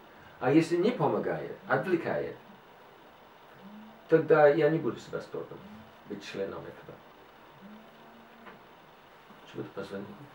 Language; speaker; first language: Russian; non-native, fluent; English